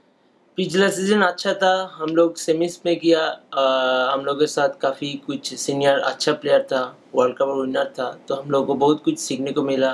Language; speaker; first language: Hindi; non-native, local second language; Bangla